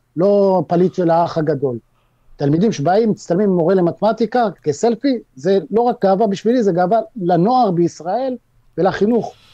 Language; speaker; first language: Hebrew; native; Hebrew